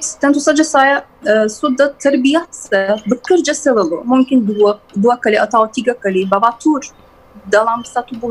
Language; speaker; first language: Indonesian; non-native, learner; Turkish